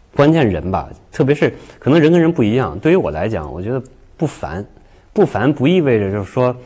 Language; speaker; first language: Chinese; native; Chinese